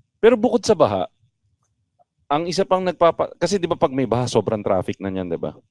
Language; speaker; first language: Filipino; native; Filipino